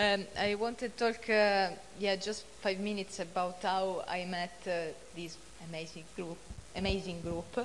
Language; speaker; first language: English; non-native, fluent; Italian